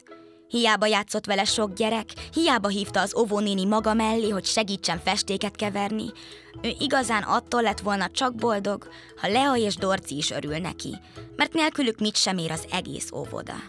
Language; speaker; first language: Hungarian; native; Hungarian